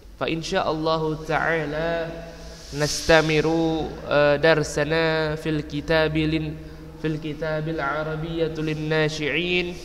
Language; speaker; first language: Arabic; non-native, fluent; Indonesian